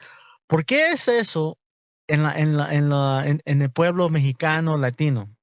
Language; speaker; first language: Spanish; non-native, learner; English